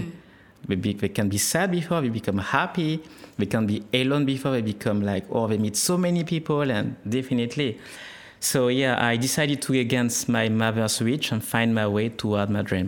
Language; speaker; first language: English; non-native, fluent; French